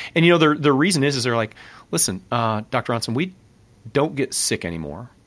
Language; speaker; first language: English; native; English